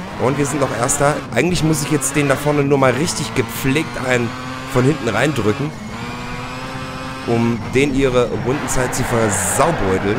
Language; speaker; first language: German; native; German